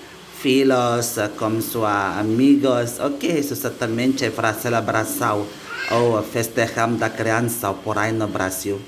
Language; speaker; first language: Portuguese; non-native, learner; Indonesian